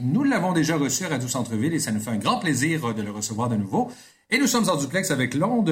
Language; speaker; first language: French; native; French